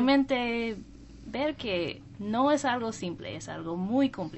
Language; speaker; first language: Spanish; non-native, fluent; English